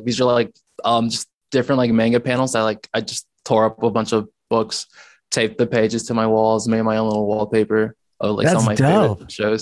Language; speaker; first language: English; native; English